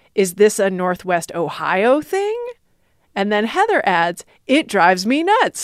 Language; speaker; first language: English; native; English